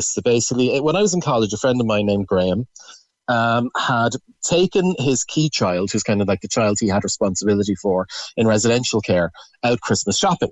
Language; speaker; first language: English; native; English